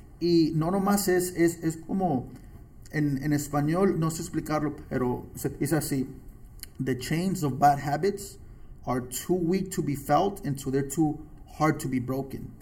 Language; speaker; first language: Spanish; early bilingual, heritage; Spanish